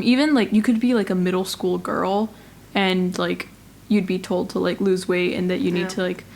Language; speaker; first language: English; native; English